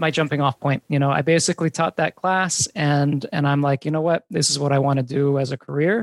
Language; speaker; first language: English; native; English